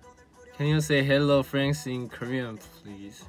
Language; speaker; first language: English; non-native, learner; Korean